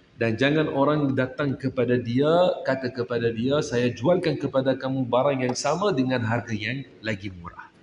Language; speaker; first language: Malay; non-native, fluent; Arabic